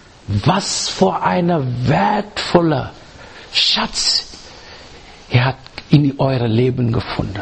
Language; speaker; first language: German; non-native, learner; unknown